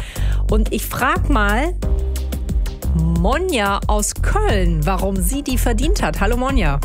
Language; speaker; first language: German; native; German